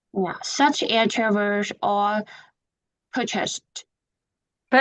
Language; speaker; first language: English; non-native, learner; Vietnamese